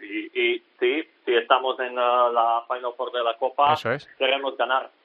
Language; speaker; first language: Spanish; non-native, learner; Slovak